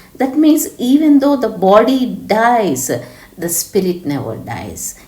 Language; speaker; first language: English; non-native, local second language; Telugu